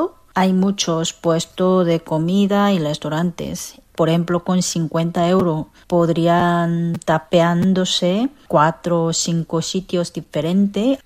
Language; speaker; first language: Spanish; non-native, fluent; Korean